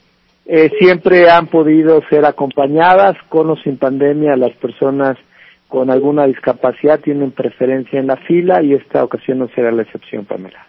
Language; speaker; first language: Spanish; native; Spanish